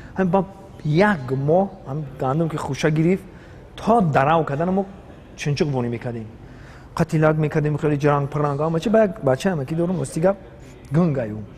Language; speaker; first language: Tajik; native; Tajik